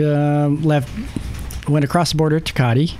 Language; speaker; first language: English; native; English